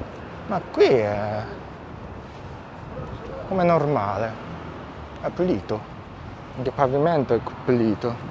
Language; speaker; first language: Italian; non-native, fluent; Japanese